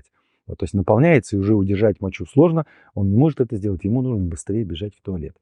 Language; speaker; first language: Russian; native; Russian